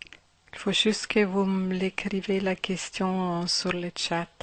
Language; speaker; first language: French; non-native, fluent; German